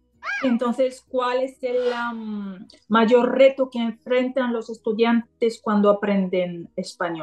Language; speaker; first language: Spanish; non-native, fluent; Bulgarian